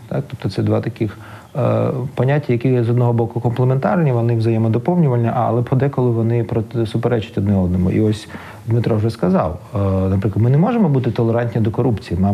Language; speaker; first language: Ukrainian; non-native, local second language; Russian